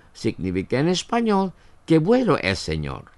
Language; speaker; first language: Spanish; non-native, fluent; Indonesian